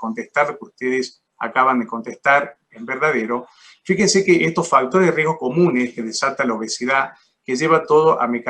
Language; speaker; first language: Spanish; native; Spanish